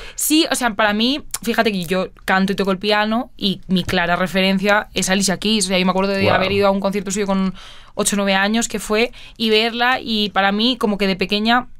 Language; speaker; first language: Spanish; native; Spanish